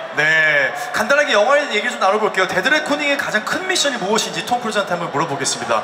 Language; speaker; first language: Korean; native; Korean